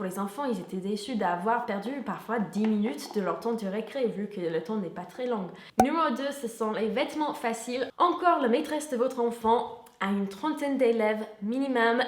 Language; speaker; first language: French; non-native, fluent; English